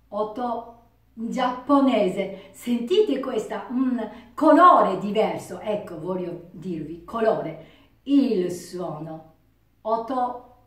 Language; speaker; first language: Italian; non-native, learner; Japanese